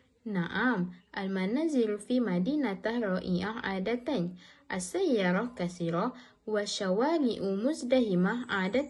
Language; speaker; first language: Arabic; non-native, learner; Malay